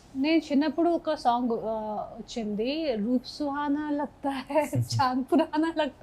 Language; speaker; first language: Telugu; non-native, fluent; Hindi